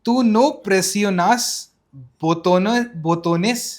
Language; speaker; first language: Spanish; non-native, learner; Hindi